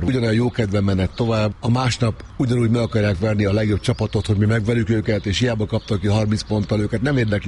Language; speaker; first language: Hungarian; native; Hungarian